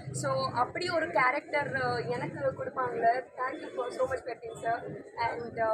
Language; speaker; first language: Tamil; non-native, learner; Telugu